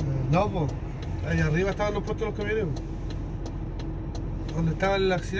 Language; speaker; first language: Spanish; native; Spanish